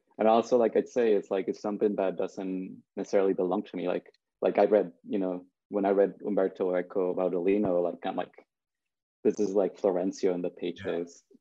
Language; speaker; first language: English; early bilingual, other home language; Spanish